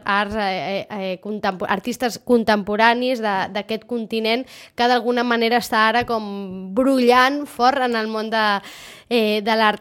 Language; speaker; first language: Spanish; non-native, local second language; Catalan